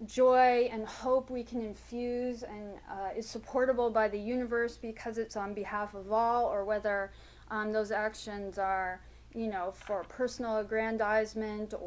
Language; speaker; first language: English; native; English